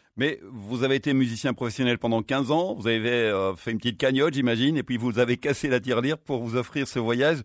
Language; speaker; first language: French; native; French